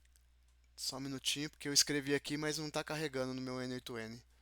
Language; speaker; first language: Portuguese; native; Portuguese